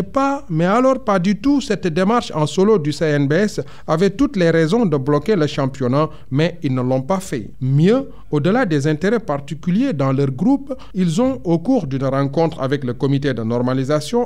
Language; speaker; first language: French; non-native, local second language; Wolof